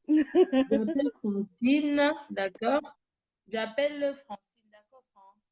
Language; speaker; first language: French; native; French